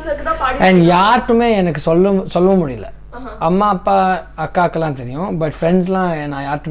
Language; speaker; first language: Tamil; early bilingual, heritage; Tamil